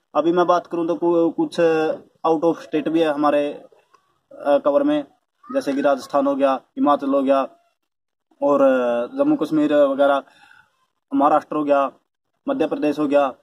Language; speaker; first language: Hindi; native; Hindi